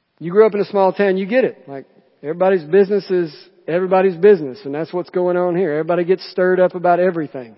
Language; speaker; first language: English; native; English